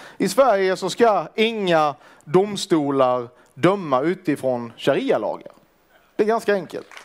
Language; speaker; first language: Swedish; native; Swedish